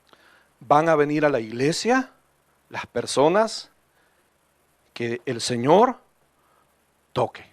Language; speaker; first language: Spanish; native; Spanish